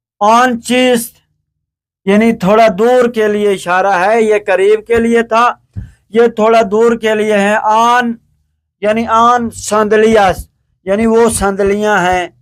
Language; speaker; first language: Urdu; native; Urdu